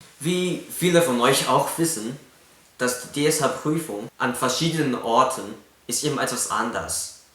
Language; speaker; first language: German; non-native, fluent; Cantonese